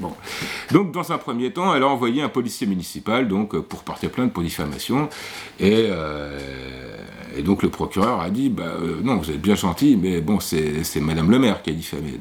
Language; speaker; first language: French; native; French